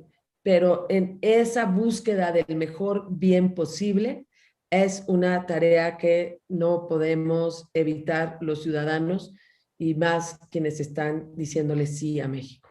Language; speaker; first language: Spanish; native; Spanish